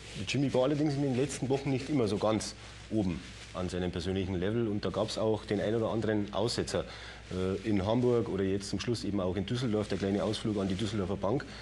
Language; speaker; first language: German; native; German